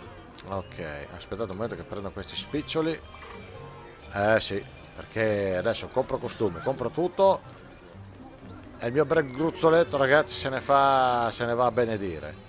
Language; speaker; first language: Italian; native; Italian